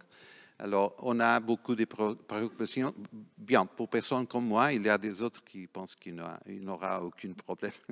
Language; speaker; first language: French; non-native, fluent; Portuguese